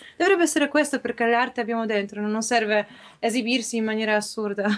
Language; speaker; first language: Italian; non-native, fluent; Polish